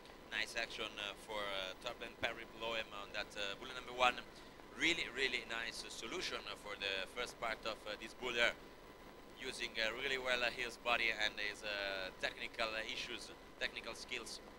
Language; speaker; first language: English; non-native, fluent; Italian